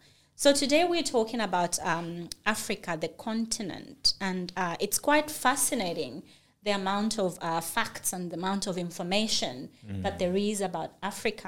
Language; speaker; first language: English; non-native, local second language; Bemba